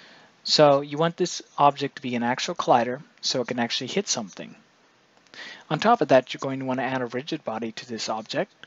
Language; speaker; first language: English; native; English